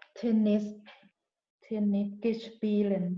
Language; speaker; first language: German; non-native, learner; Thai